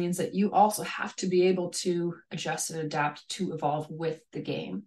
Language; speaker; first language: English; native; English